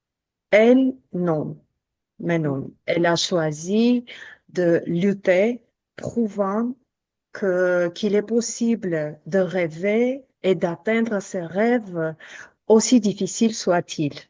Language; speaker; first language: French; non-native, fluent; Armenian